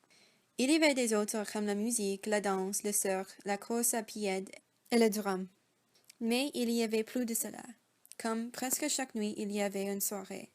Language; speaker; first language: French; non-native, learner; English